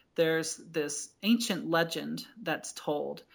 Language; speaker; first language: English; native; English